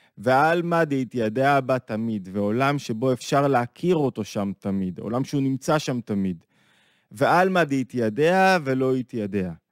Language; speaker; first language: Hebrew; native; Hebrew